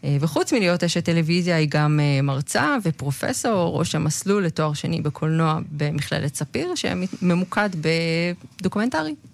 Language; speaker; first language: Hebrew; native; Hebrew